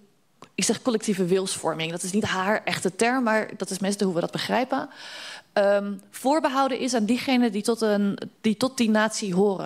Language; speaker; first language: Dutch; native; Dutch